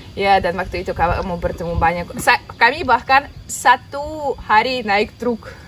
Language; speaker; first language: Indonesian; non-native, fluent; Belarusian